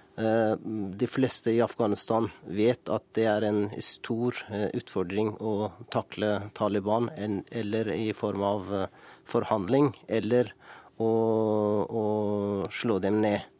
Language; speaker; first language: Norwegian; non-native, fluent; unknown